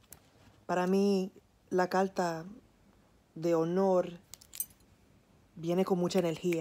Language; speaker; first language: Spanish; early bilingual, heritage; Spanish